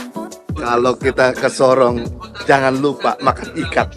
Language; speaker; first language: Indonesian; native; Indonesian